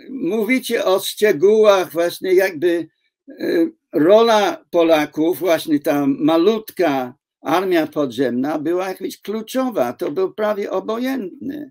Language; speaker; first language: Polish; non-native, fluent; English